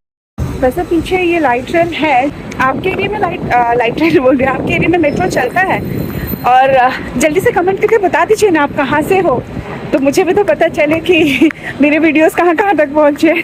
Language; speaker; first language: Hindi; non-native, local second language; Odia